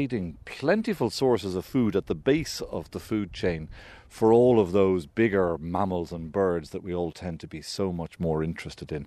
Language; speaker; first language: English; native; English